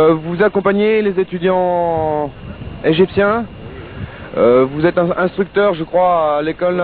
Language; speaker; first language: French; native; French